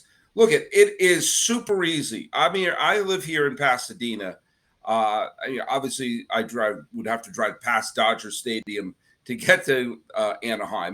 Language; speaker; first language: English; native; English